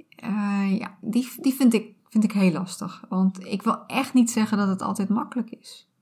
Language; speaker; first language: Dutch; native; Dutch